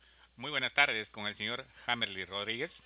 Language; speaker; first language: Spanish; native; Spanish